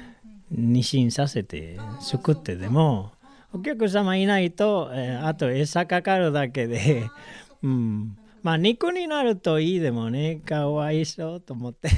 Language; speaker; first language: Japanese; non-native, learner; Spanish